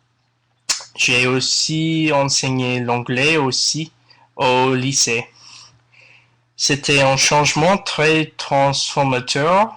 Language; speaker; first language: French; non-native, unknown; English